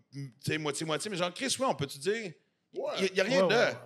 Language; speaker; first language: French; native; French